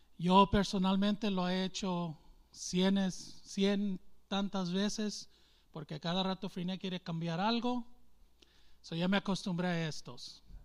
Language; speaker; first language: Spanish; early bilingual, heritage; English